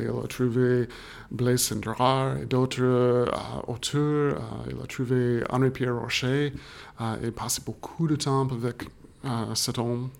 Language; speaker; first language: French; non-native, fluent; English